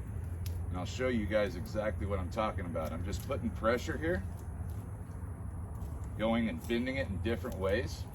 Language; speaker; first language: English; native; English